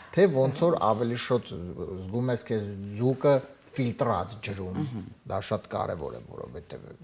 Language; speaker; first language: Armenian; native; Armenian